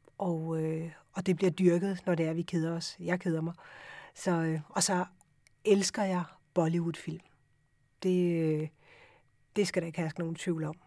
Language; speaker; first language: Danish; early bilingual, other home language; Urdu